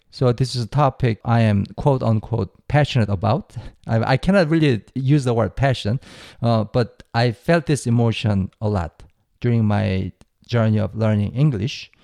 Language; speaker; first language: English; non-native, fluent; Korean